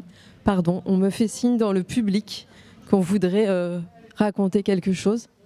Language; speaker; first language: French; native; French